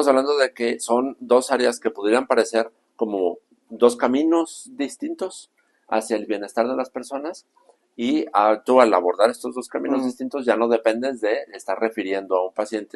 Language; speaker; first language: Spanish; native; Spanish